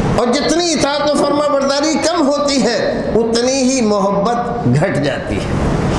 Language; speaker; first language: Urdu; native; Urdu